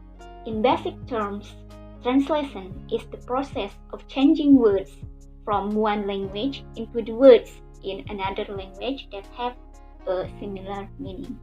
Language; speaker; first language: English; non-native, learner; Indonesian